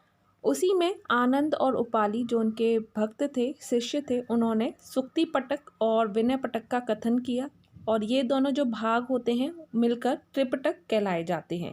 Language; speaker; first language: Hindi; native; Hindi